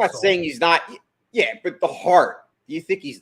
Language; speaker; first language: English; native; English